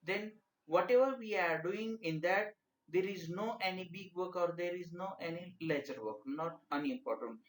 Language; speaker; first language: English; non-native, local second language; Marathi